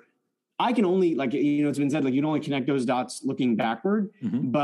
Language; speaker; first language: English; early bilingual, other home language; French